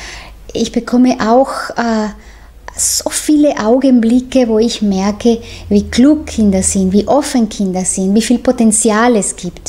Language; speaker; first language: German; non-native, fluent; Spanish